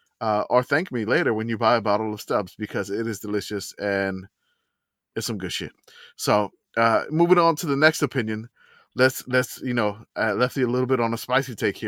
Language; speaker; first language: English; native; English